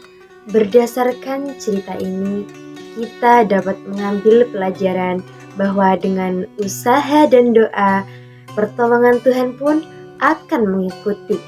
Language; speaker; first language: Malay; non-native, local second language; Javanese